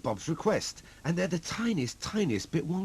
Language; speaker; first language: English; native; English